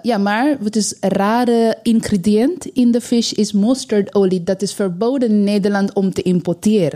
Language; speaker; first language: Dutch; non-native, learner; Bangla